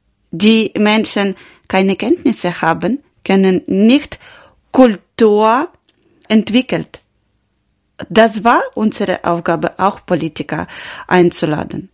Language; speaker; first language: German; non-native, learner; Ukrainian